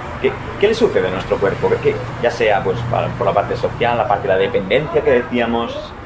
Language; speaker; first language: Spanish; non-native, local second language; Catalan